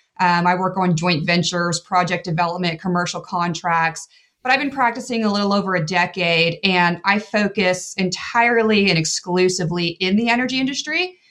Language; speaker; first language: English; native; English